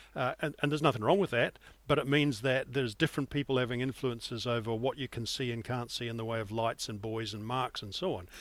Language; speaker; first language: English; native; English